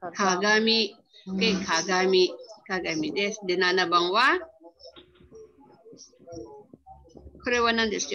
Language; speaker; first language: Japanese; non-native, fluent; Filipino